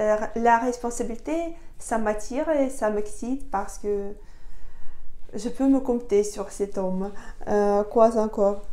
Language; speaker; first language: French; non-native, fluent; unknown